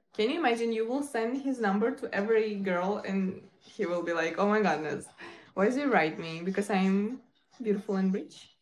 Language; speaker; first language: English; non-native, learner; Ukrainian